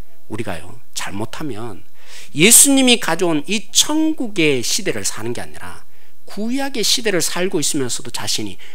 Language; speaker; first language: Korean; native; Korean